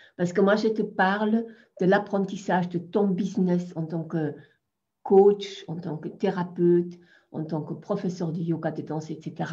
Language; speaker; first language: French; non-native, fluent; German